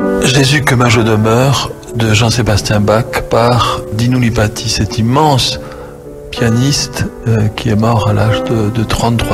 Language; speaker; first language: French; native; French